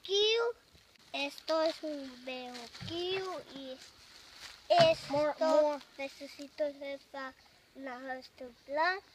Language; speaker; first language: Spanish; non-native, learner; English